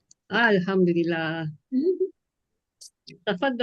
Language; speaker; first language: Arabic; non-native, learner; Malay